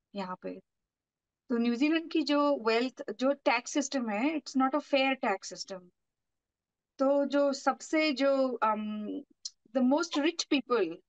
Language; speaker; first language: Hindi; non-native, local second language; Marathi